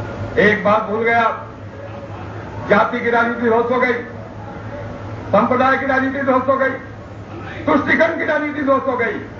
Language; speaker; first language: Hindi; native; Hindi